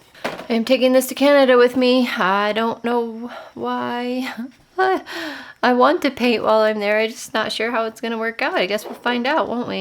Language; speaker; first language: English; native; English